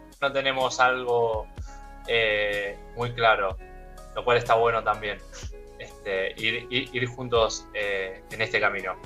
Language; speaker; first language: Spanish; native; Spanish